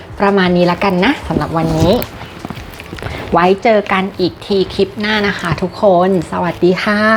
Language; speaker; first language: Thai; native; Thai